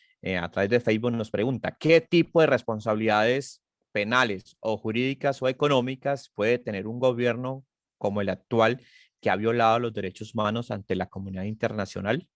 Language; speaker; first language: Spanish; native; Spanish